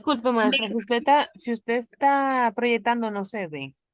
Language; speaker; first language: Spanish; native; Spanish